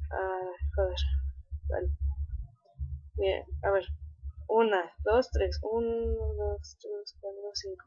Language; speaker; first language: Spanish; native; Spanish